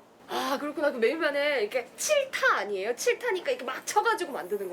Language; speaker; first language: Korean; native; Korean